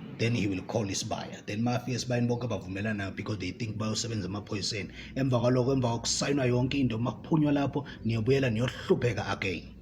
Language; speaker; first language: Zulu; non-native, local second language; Swati